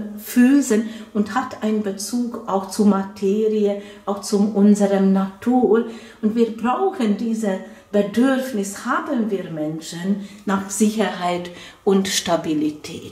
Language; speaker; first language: German; non-native, fluent; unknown